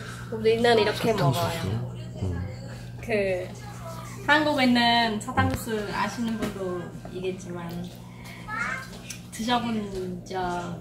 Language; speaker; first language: Korean; non-native, fluent; Khmer